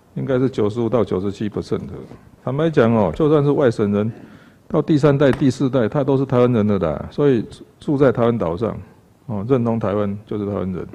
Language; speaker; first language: Chinese; non-native, local second language; Min Nan Chinese